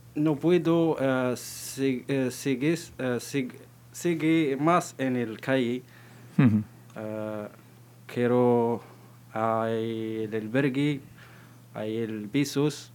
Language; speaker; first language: Spanish; non-native, learner; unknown